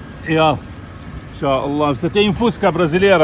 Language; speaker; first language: Portuguese; non-native, local second language; Arabic